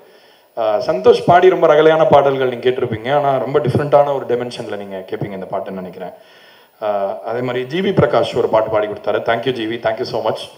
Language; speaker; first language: Tamil; native; Tamil